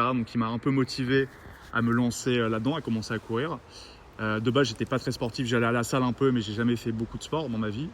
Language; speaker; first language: French; native; French